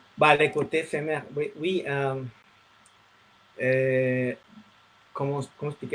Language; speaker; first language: French; non-native, fluent; Spanish